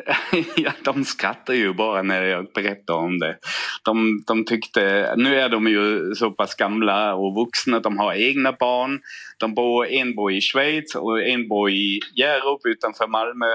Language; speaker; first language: Swedish; non-native, fluent; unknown